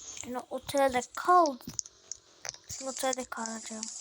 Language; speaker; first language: Turkish; early bilingual, heritage; Turkish